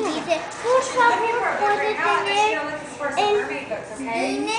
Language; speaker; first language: Spanish; non-native, learner; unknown